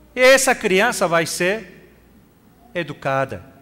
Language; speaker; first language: Portuguese; non-native, fluent; Korean